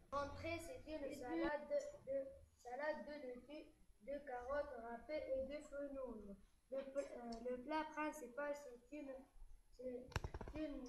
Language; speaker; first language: French; non-native, learner; Arabic